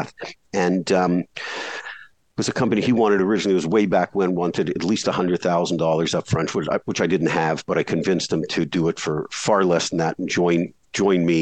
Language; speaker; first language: English; native; English